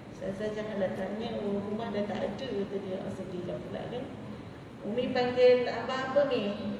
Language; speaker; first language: Malay; native; Malay